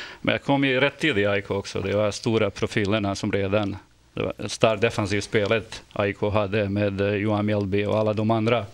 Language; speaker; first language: Swedish; non-native, fluent; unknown